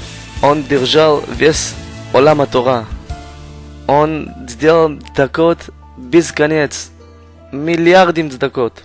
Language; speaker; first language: Russian; non-native, learner; Hebrew